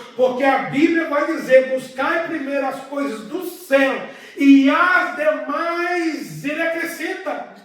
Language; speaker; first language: Portuguese; native; Portuguese